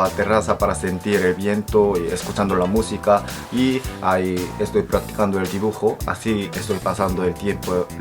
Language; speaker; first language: Spanish; non-native, fluent; Korean